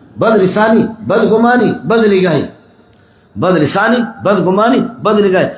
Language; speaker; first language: Urdu; non-native, local second language; Baluchi